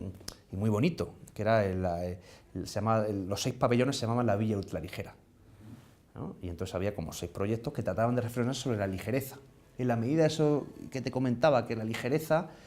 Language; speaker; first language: Spanish; native; Spanish